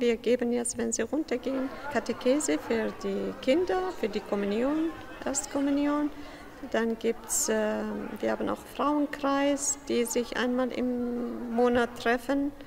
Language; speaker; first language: German; non-native, fluent; Syriac